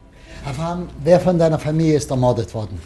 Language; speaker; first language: German; native; German